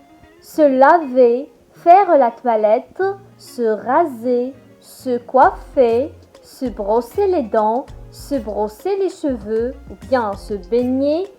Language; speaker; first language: French; non-native, local second language; Arabic